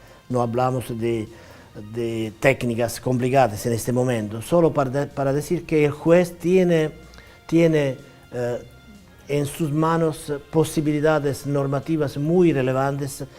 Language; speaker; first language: Spanish; non-native, fluent; Italian